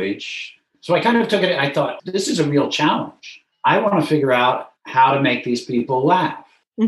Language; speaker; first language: English; native; English